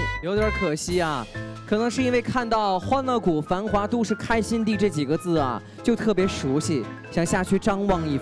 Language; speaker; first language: Chinese; native; Chinese